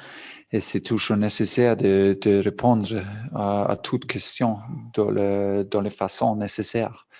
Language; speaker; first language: French; non-native, fluent; German